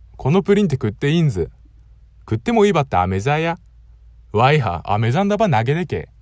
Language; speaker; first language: Japanese; native; Japanese